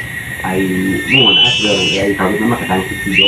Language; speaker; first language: Indonesian; non-native, local second language; Sundanese